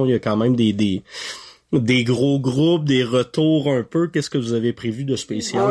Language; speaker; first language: French; native; French